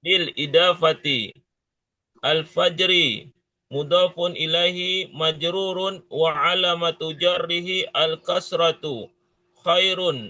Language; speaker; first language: Arabic; non-native, learner; Indonesian